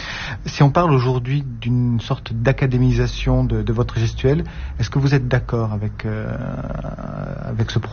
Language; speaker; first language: French; native; French